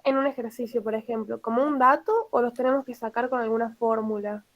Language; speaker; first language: Spanish; native; Spanish